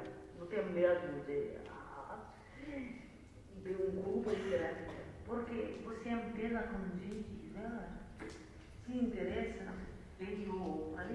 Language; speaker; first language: Portuguese; non-native, learner; French